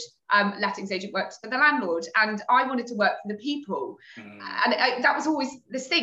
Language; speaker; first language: English; native; English